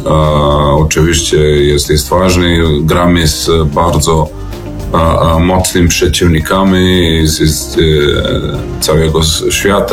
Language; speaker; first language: Polish; non-native, learner; Serbian